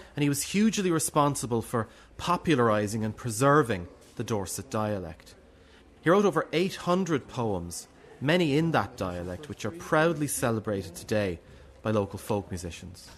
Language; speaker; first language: English; native; English